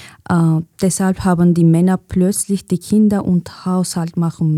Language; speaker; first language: German; non-native, fluent; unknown